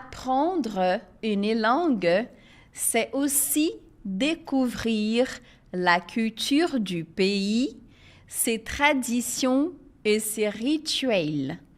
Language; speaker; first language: French; non-native, fluent; Portuguese